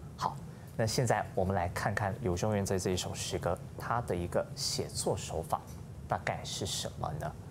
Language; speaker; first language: Chinese; native; Chinese